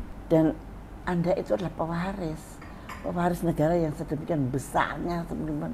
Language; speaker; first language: Indonesian; native; Indonesian